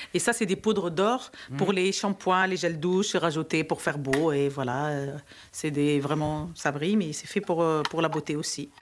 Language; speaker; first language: French; non-native, local second language; Arabic